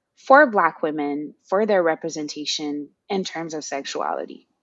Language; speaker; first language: English; non-native, fluent; Haitian Creole